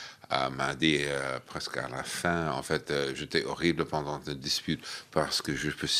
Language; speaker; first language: French; non-native, fluent; English